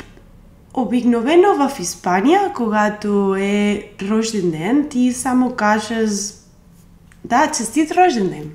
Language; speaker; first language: Bulgarian; non-native, learner; Spanish